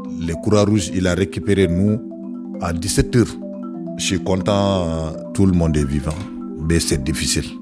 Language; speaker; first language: French; non-native, learner; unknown